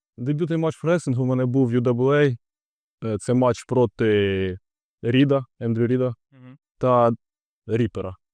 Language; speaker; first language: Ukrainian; non-native, local second language; Russian